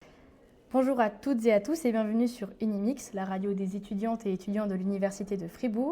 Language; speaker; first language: French; native; French